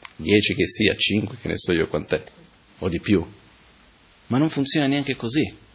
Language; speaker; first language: Italian; non-native, fluent; Portuguese